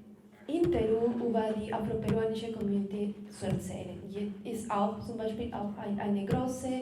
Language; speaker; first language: German; non-native, learner; Spanish